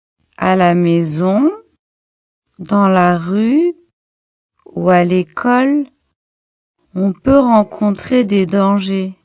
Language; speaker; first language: French; non-native, local second language; Arabic